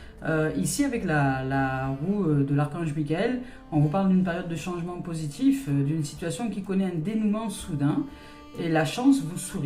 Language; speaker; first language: French; native; French